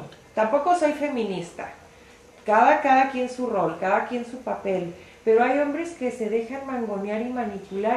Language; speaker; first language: Spanish; native; Spanish